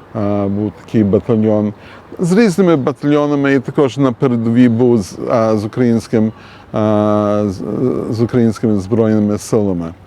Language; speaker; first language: Ukrainian; early bilingual, heritage; Ukrainian